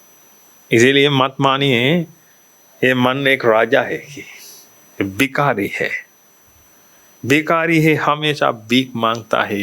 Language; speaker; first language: Hindi; non-native, fluent; Sinhala